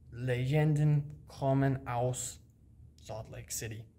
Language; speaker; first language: German; non-native, learner; English